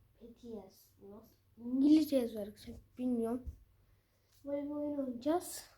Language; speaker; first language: Turkish; early bilingual, heritage; Turkish